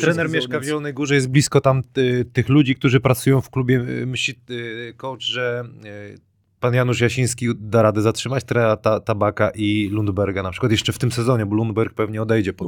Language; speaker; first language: Polish; native; Polish